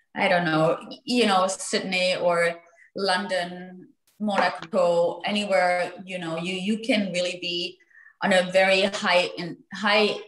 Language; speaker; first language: English; non-native, fluent; German